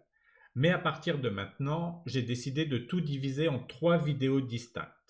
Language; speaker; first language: French; native; French